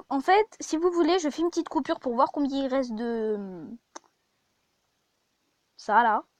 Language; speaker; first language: French; native; French